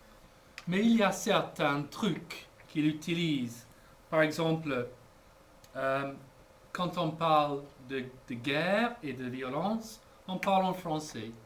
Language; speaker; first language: French; non-native, fluent; English